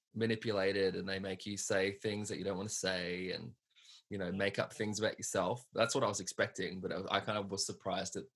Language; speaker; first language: English; native; English